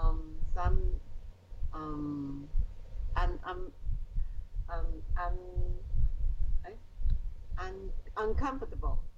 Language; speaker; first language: English; non-native, learner; Chinese